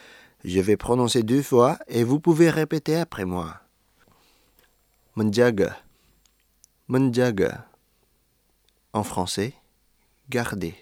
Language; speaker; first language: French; non-native, fluent; Indonesian